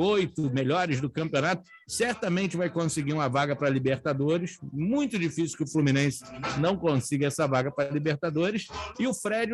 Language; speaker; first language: Portuguese; native; Portuguese